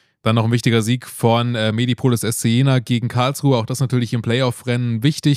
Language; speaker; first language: German; native; German